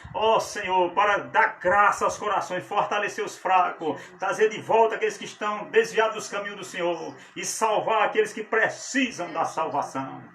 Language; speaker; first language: Portuguese; native; Portuguese